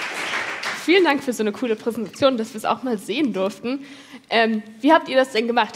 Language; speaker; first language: German; native; German